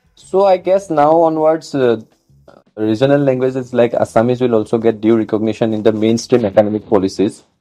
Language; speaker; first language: English; non-native, local second language; Assamese